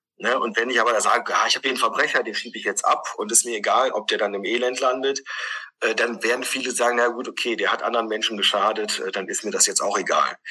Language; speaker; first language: German; early bilingual, other home language; Greek